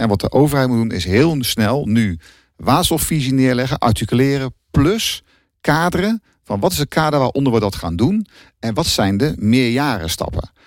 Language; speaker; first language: Dutch; native; Dutch